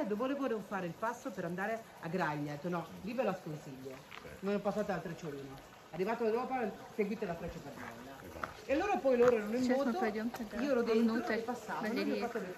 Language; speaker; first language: Italian; native; Italian